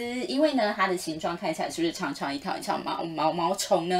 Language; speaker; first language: Chinese; native; Chinese